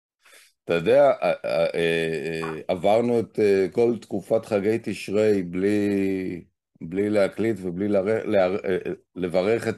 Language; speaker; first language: Hebrew; native; Hebrew